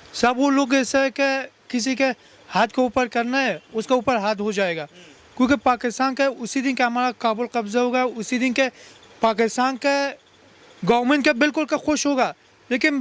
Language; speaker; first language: Hindi; non-native, learner; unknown